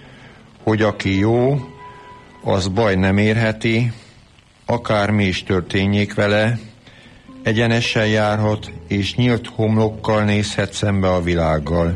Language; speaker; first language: Hungarian; native; Hungarian